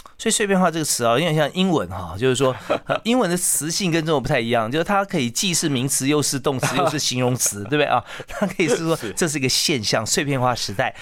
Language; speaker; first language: Chinese; native; Chinese